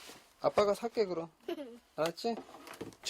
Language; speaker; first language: Korean; native; Korean